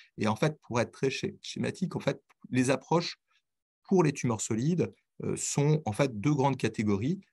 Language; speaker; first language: French; native; French